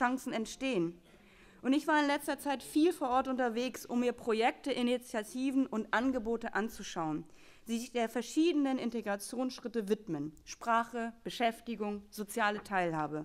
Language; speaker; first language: German; native; German